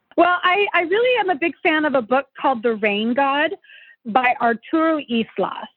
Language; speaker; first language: English; native; English